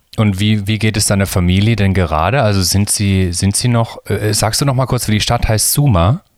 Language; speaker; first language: German; native; German